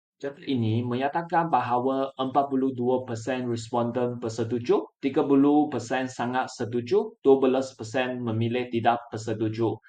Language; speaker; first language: Malay; non-native, local second language; Chinese